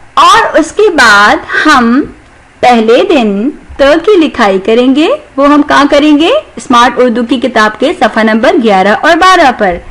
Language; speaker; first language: Urdu; non-native, local second language; Sindhi